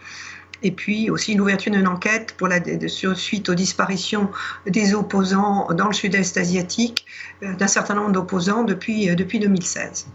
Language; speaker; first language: French; native; French